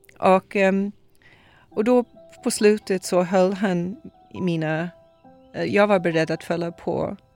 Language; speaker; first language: Swedish; non-native, fluent; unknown